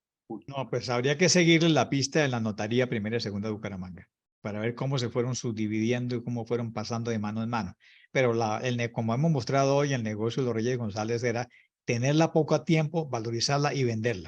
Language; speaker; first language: Spanish; native; Spanish